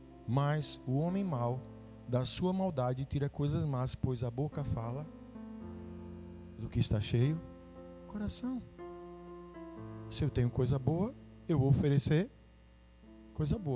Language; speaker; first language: Portuguese; native; Portuguese